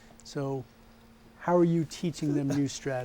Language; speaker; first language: English; native; English